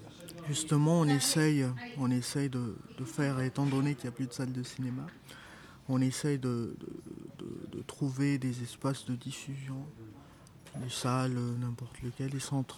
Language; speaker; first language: French; non-native, local second language; Malagasy